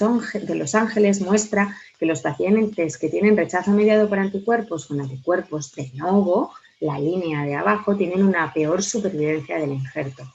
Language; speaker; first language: Spanish; native; Spanish